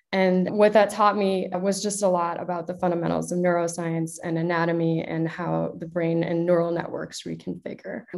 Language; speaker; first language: English; native; English